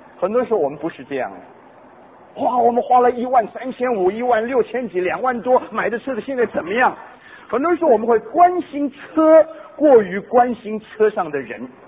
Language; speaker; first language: Chinese; non-native, local second language; Cantonese